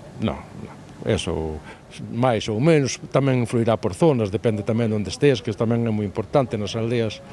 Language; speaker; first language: Galician; native; Galician